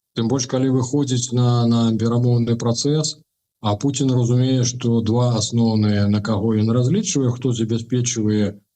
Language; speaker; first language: Russian; non-native, local second language; Belarusian